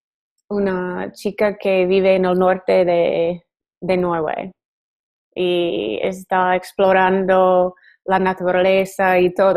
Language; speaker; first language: Spanish; non-native, learner; English